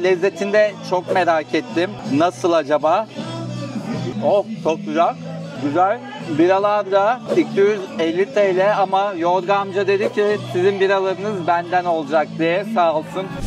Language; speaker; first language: Turkish; native; Turkish